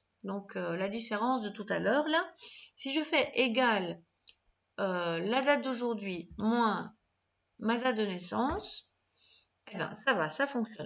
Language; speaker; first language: French; native; French